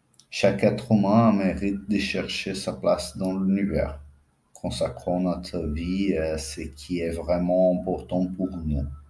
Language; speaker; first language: French; non-native, fluent; Portuguese